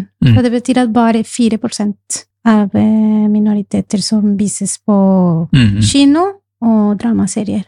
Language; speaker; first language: Norwegian; non-native, fluent; Spanish